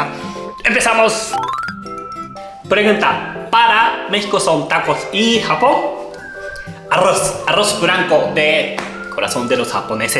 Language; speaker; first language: Spanish; non-native, learner; Japanese